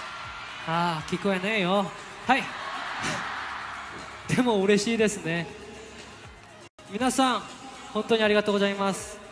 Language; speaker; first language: Japanese; non-native, learner; Korean